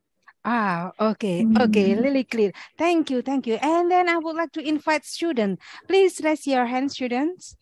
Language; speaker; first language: English; non-native, learner; Indonesian